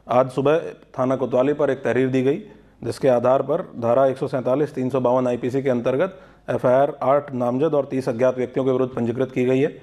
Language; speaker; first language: Hindi; native; Hindi